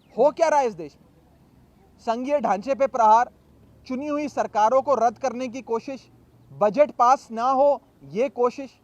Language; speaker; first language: Hindi; native; Hindi